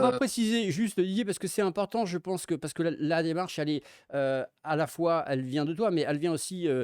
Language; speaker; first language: French; native; French